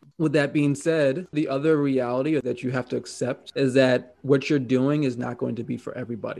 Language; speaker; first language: English; native; English